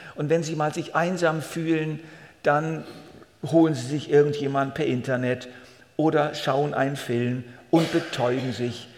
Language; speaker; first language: German; native; German